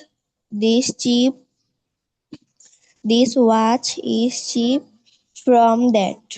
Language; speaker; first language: English; non-native, learner; Bangla